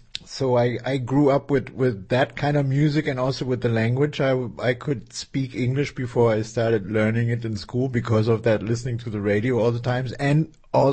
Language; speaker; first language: English; non-native, fluent; German